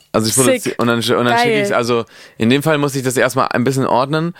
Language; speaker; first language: German; non-native, fluent; Spanish